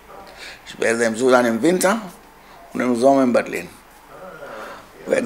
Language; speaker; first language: German; non-native, learner; Arabic